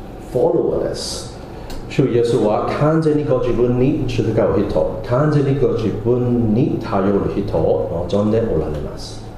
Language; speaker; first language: Japanese; non-native, fluent; English